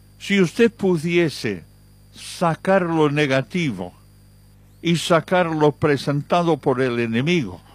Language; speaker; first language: Spanish; non-native, fluent; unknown